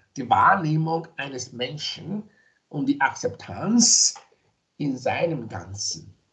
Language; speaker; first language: German; non-native, fluent; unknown